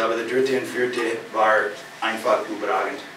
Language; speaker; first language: German; non-native, fluent; English